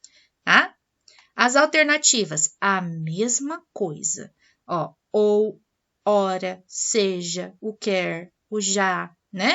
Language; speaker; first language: Portuguese; native; Portuguese